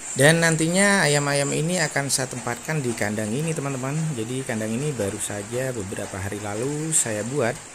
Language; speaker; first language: Indonesian; native; Indonesian